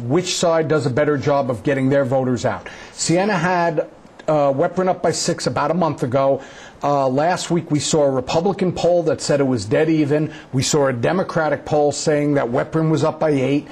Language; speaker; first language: English; native; English